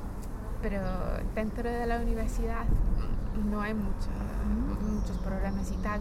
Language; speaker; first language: Spanish; non-native, fluent; English